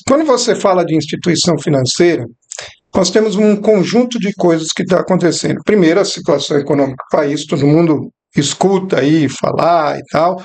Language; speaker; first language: Portuguese; native; Portuguese